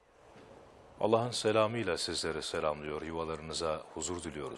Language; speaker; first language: Turkish; native; Turkish